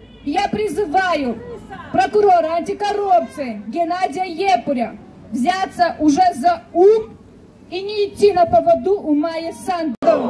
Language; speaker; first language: Russian; native; Russian